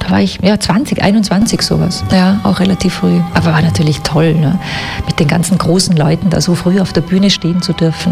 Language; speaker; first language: German; native; German